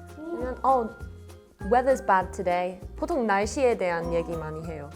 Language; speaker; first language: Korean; non-native, fluent; English